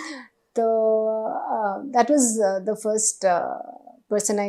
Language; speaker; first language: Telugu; non-native, local second language; Hindi